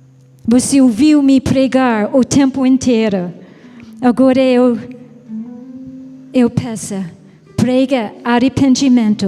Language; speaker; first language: Portuguese; non-native, fluent; English